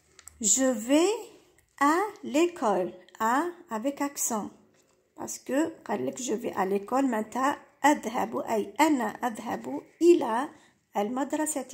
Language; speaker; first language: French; non-native, local second language; Arabic